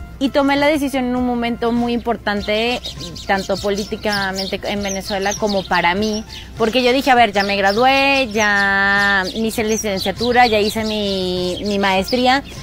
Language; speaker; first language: Spanish; native; Spanish